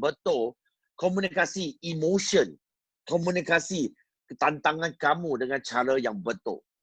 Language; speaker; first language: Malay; non-native, local second language; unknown